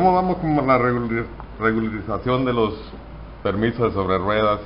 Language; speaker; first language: Spanish; native; Spanish